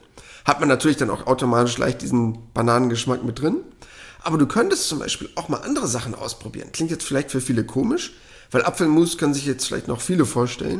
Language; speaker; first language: German; native; German